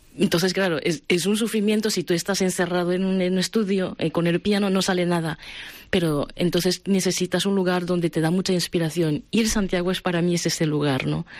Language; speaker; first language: Spanish; non-native, fluent; Japanese